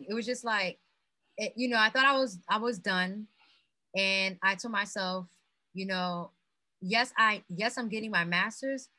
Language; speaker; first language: English; non-native, fluent; Haitian Creole